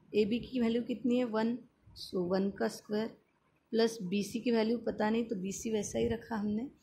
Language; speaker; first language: Hindi; non-native, local second language; Marathi